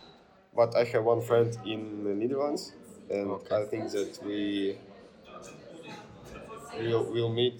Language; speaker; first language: English; non-native, learner; Ukrainian